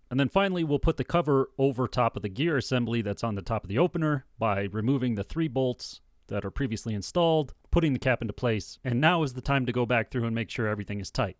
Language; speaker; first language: English; native; English